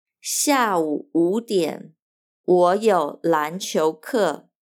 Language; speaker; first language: Chinese; non-native, fluent; Portuguese